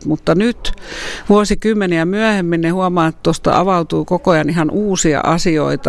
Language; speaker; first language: Finnish; native; Finnish